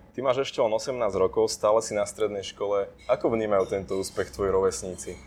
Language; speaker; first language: Slovak; native; Slovak